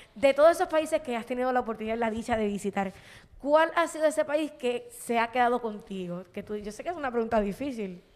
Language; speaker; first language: Spanish; native; Spanish